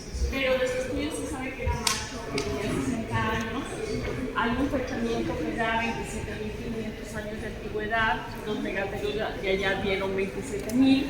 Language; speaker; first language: Spanish; native; Spanish